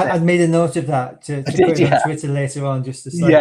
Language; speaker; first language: English; native; English